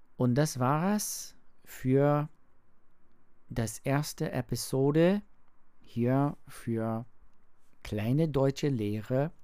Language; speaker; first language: German; non-native, learner; English